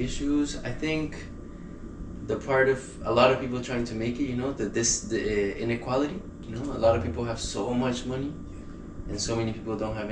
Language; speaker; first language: English; early bilingual, other home language; Spanish